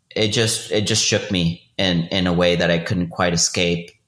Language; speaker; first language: English; non-native, fluent; Spanish